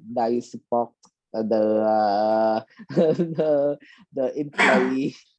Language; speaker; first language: English; non-native, learner; Vietnamese